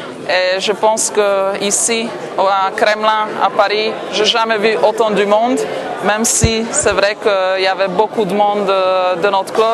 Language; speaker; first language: French; non-native, fluent; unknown